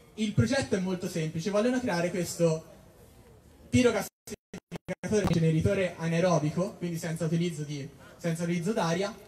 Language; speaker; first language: Italian; native; Italian